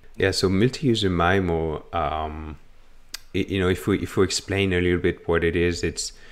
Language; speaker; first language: English; non-native, fluent; French